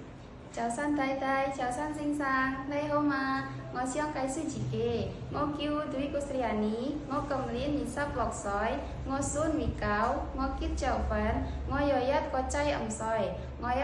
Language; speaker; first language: Cantonese; non-native, learner; Indonesian